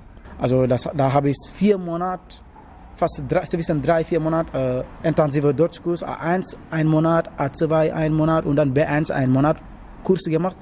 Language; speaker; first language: German; non-native, learner; Wolof